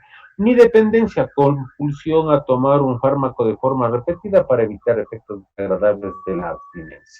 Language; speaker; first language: Spanish; native; Spanish